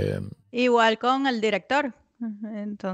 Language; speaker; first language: Spanish; native; Spanish